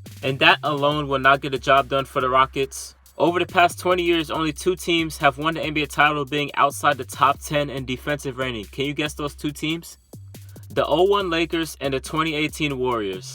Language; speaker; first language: English; native; English